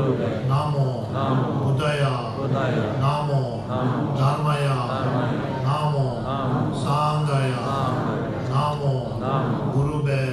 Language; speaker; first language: Russian; non-native, learner; Tibetan